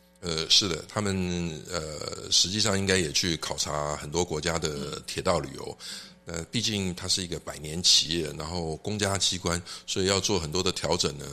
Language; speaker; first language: Chinese; native; Chinese